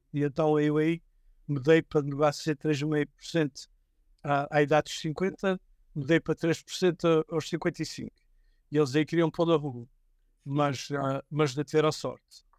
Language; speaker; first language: Portuguese; native; Portuguese